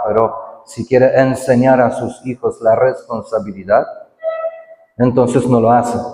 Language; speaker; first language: Spanish; non-native, fluent; Polish